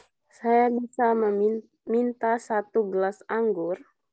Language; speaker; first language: Japanese; non-native, learner; Indonesian